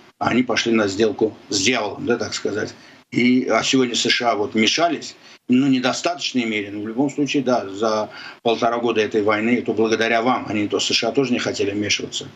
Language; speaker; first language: Russian; non-native, local second language; Azerbaijani